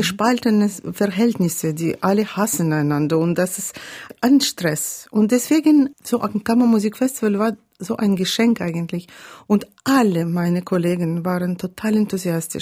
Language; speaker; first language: German; non-native, fluent; Russian